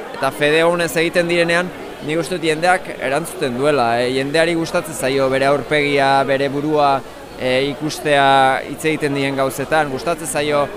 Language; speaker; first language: Basque; native; Basque